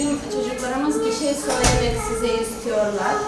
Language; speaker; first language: Turkish; non-native, learner; Ukrainian